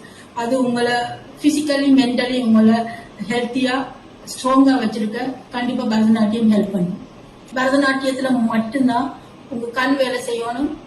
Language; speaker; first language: Tamil; native; Tamil